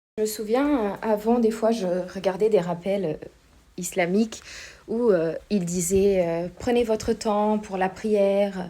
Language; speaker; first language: French; native; French